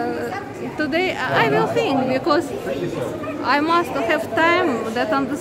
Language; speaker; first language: English; non-native, learner; Russian